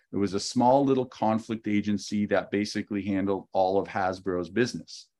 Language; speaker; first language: English; native; English